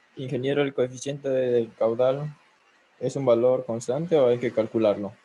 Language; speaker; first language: Spanish; native; Spanish